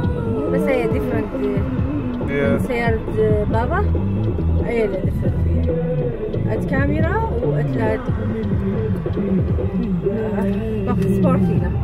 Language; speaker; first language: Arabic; early bilingual, heritage; Arabic